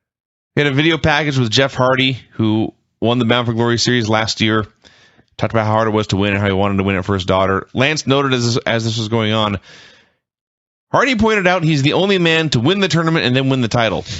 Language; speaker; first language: English; native; English